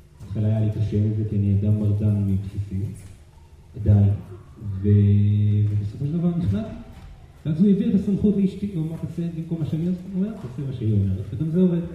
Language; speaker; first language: Hebrew; non-native, fluent; Portuguese